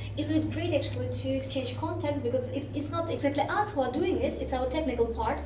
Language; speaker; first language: English; non-native, fluent; Russian